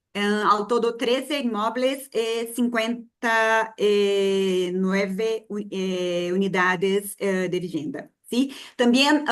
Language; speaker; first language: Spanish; non-native, fluent; Portuguese